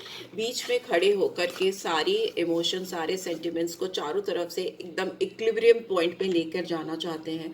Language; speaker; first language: Hindi; native; Hindi